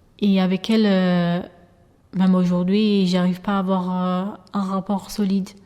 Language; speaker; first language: French; early bilingual, other home language; Albanian